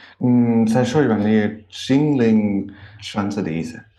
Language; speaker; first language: Chinese; non-native, learner; German